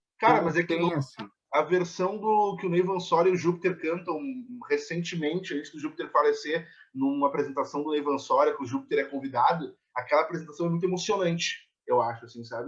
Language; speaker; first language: Portuguese; native; Portuguese